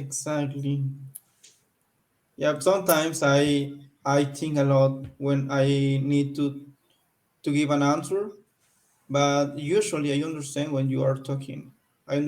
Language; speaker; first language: English; non-native, learner; Spanish